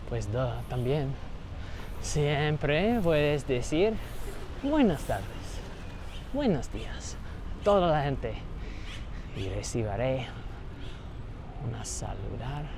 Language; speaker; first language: Spanish; non-native, learner; English